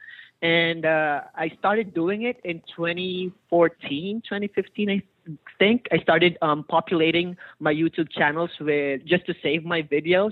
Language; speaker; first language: English; non-native, local second language; Filipino